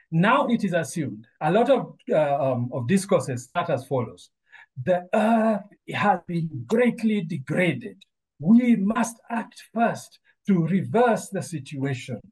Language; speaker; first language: English; non-native, local second language; Luo (Kenya and Tanzania)